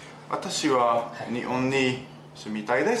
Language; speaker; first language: Japanese; non-native, learner; French